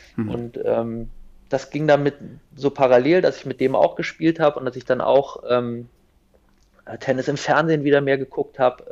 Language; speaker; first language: German; native; German